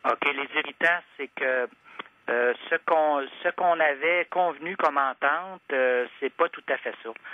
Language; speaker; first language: French; native; French